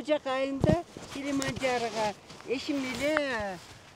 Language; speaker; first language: Turkish; non-native, learner; Kyrgyz